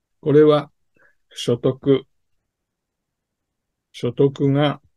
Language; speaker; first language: Japanese; native; Japanese